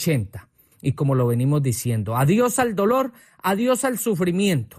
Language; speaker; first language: Spanish; native; Spanish